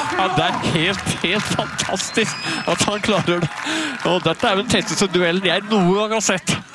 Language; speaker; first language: Norwegian; native; Norwegian